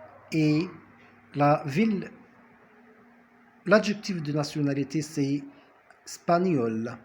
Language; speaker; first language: French; non-native, fluent; Arabic